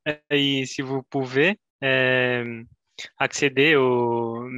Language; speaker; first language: French; non-native, fluent; Spanish